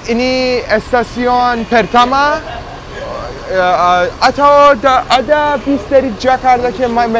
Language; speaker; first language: Indonesian; non-native, learner; Persian